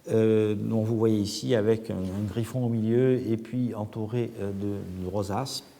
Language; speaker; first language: French; native; French